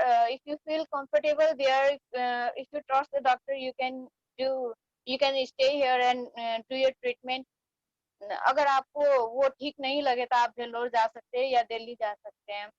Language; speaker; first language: Hindi; non-native, fluent; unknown